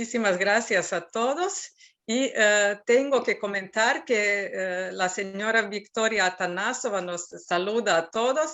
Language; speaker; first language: Spanish; non-native, fluent; Serbian